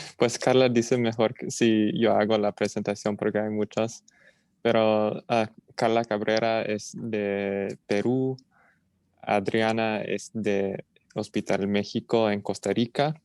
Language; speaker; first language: Spanish; non-native, fluent; English